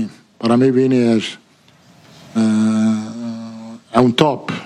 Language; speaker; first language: Portuguese; non-native, fluent; Italian